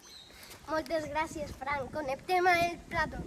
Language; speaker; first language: Catalan; non-native, local second language; Spanish